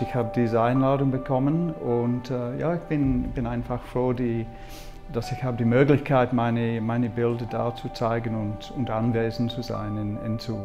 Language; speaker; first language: German; non-native, fluent; English